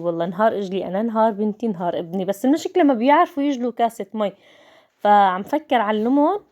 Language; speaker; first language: Arabic; native; Arabic